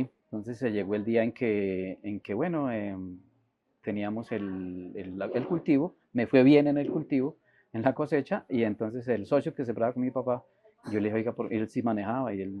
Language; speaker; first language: Spanish; native; Spanish